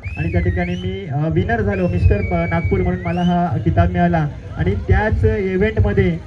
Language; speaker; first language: Marathi; native; Marathi